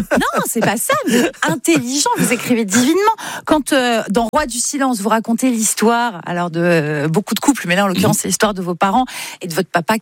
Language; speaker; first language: French; native; French